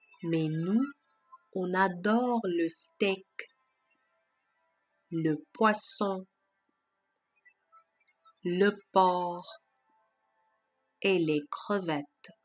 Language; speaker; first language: French; non-native, fluent; Persian